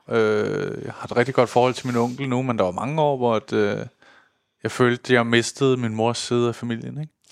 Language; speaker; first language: Danish; early bilingual, other home language; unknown